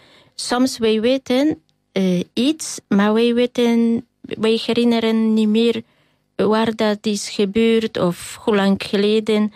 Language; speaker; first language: Dutch; non-native, learner; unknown